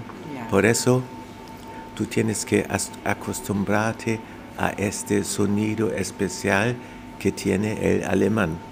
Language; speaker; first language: Spanish; non-native, fluent; German